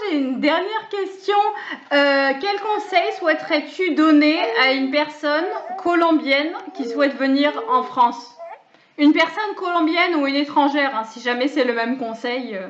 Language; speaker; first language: French; native; French